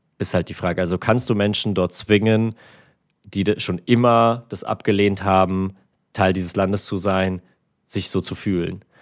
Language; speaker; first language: German; early bilingual, other home language; Armenian